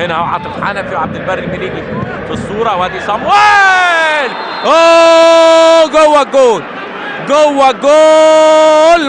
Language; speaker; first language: Arabic; native; Arabic